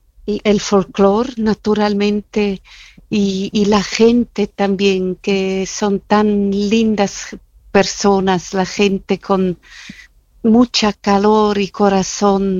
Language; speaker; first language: Spanish; non-native, fluent; German